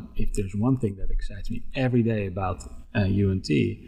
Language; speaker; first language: English; non-native, fluent; Dutch